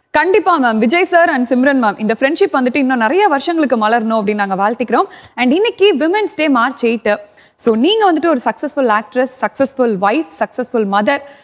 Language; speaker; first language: Tamil; native; Tamil